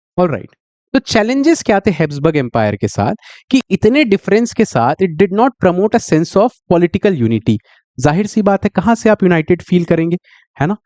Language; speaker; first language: Hindi; native; Hindi